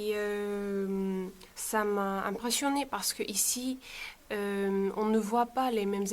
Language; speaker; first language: French; non-native, fluent; Bulgarian